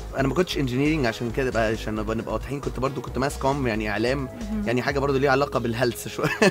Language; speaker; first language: Arabic; native; Arabic